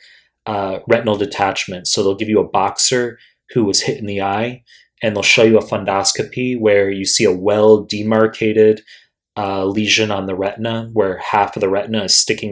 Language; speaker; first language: English; native; English